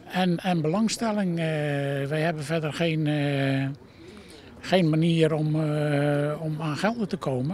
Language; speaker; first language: Dutch; native; Dutch